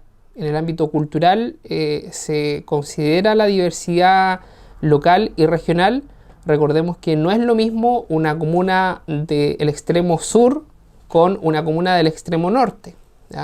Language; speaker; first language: Spanish; native; Spanish